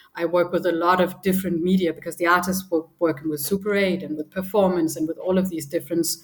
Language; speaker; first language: English; non-native, fluent; Danish